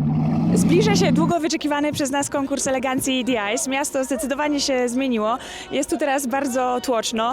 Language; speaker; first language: Polish; native; Polish